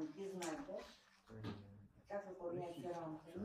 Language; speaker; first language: Russian; native; Russian